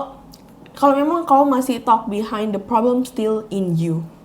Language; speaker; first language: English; non-native, learner; Indonesian